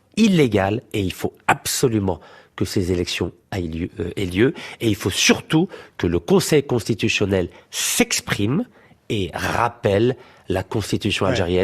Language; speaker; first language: French; native; French